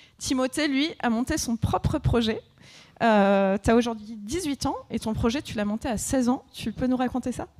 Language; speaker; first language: French; native; French